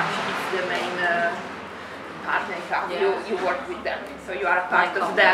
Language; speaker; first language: English; non-native, fluent; Italian